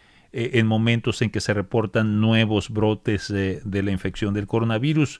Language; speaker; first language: Spanish; native; Spanish